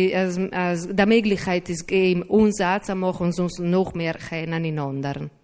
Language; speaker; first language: German; non-native, learner; Italian